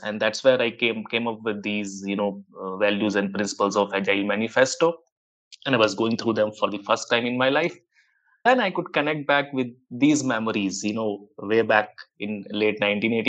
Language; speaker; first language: English; non-native, local second language; Hindi